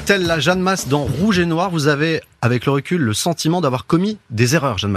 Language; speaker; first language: French; native; French